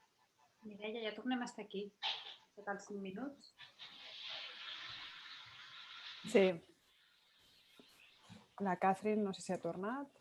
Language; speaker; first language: Catalan; native; Catalan